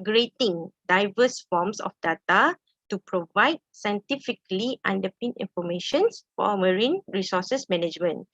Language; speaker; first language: English; non-native, local second language; Malay